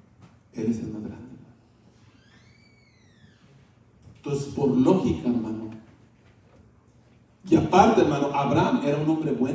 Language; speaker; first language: Spanish; native; Spanish